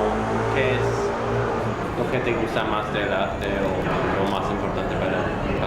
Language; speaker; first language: Spanish; non-native, fluent; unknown